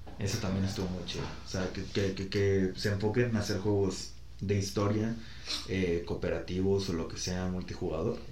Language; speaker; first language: Spanish; native; Spanish